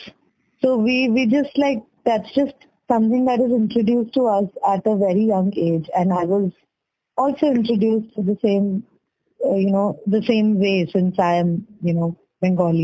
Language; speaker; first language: English; non-native, local second language; Bangla